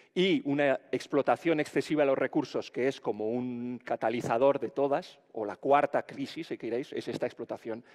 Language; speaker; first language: Spanish; native; Spanish